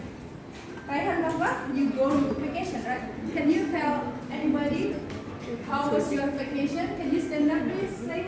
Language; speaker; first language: English; non-native, fluent; Indonesian